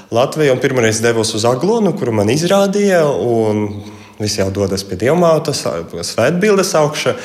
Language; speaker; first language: Latvian; early bilingual, heritage; Russian